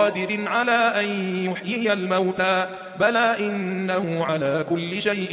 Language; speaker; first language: Arabic; native; Arabic